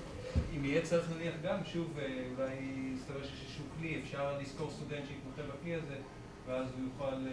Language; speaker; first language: Hebrew; native; Hebrew